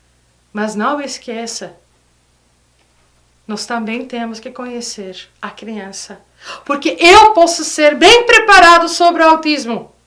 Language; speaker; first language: Portuguese; non-native, fluent; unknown